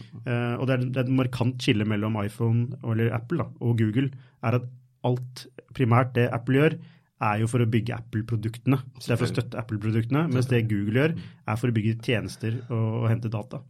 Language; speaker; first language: Norwegian; native; Norwegian